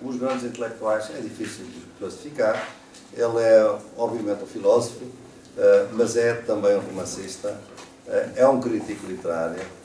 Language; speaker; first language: Portuguese; native; Portuguese